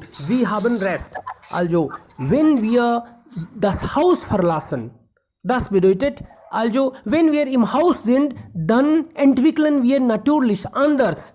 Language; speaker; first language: German; non-native, fluent; Hindi